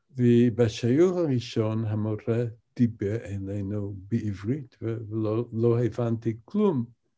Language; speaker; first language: Hebrew; non-native, fluent; English